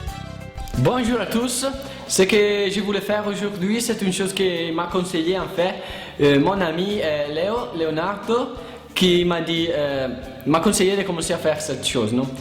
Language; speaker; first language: French; non-native, learner; Italian